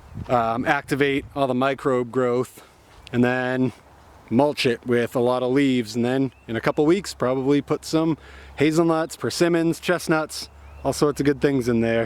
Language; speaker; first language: English; native; English